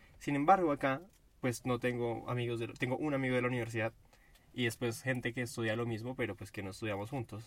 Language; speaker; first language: Spanish; native; Spanish